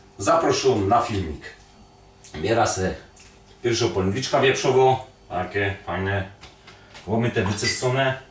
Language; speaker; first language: Polish; native; Polish